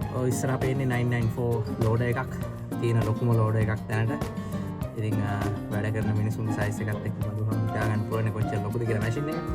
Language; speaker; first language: Sinhala; native; Sinhala